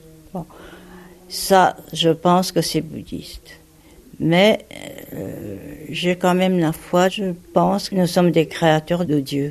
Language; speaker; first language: French; non-native, fluent; Japanese